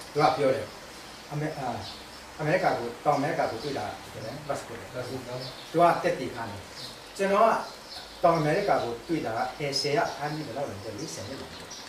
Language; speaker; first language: Burmese; non-native, local second language; Tedim Chin